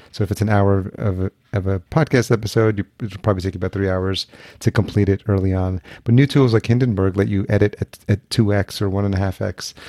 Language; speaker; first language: English; early bilingual, other home language; Spanish